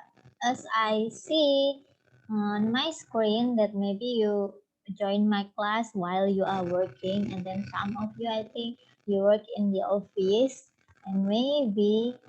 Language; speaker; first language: English; non-native, fluent; Indonesian